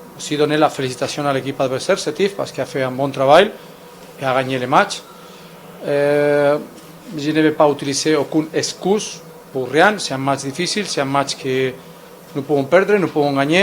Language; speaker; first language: French; non-native, fluent; Spanish